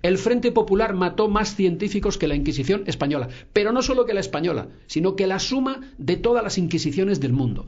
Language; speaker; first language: Spanish; native; Spanish